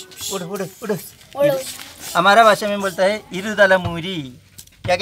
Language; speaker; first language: Hindi; non-native, local second language; Malayalam